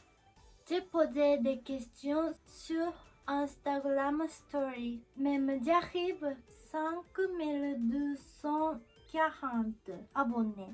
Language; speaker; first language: French; non-native, learner; Japanese